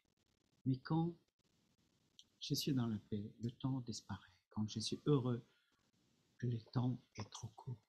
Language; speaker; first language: French; non-native, fluent; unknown